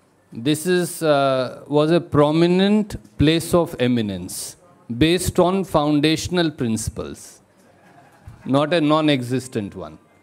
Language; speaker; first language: English; non-native, local second language; Hindi